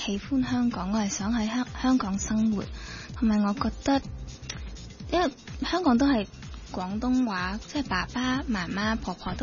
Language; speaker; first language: Cantonese; early bilingual, heritage; Cantonese